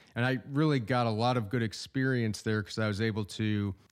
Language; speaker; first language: English; native; English